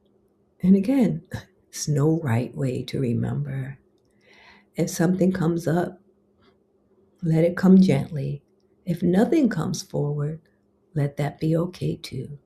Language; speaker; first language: English; native; English